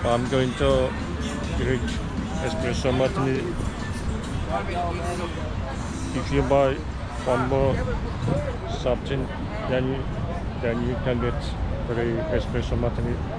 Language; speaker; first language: English; non-native, learner; Turkish